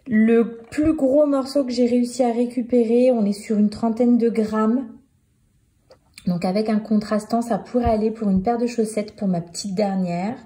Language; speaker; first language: French; native; French